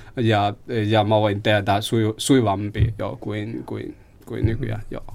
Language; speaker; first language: Finnish; non-native, learner; Chinese